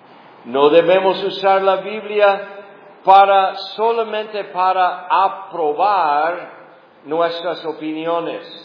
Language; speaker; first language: Spanish; non-native, fluent; English